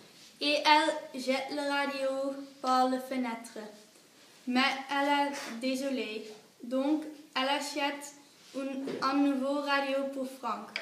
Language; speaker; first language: French; non-native, learner; Dutch